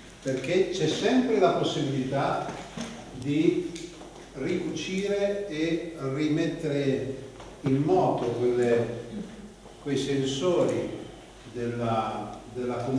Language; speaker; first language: Italian; native; Italian